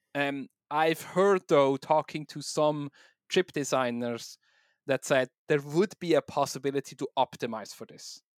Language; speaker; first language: English; non-native, fluent; German